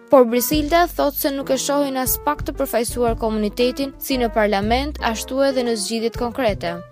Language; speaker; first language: Albanian; native; Albanian